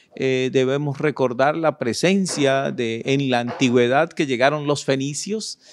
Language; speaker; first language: Spanish; native; Spanish